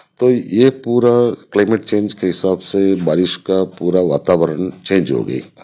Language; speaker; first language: Hindi; non-native, local second language; Gujarati